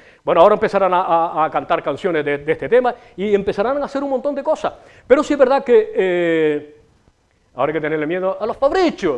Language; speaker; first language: Spanish; native; Spanish